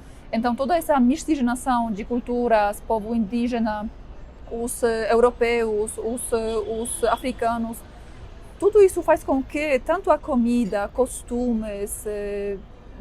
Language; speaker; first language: Portuguese; non-native, fluent; Polish